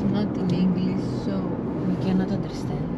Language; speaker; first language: English; non-native, learner; Greek